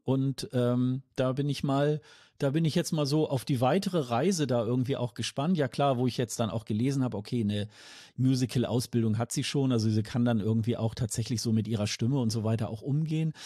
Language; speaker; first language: German; native; German